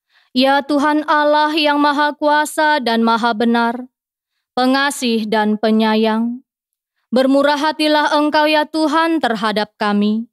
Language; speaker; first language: Indonesian; native; Indonesian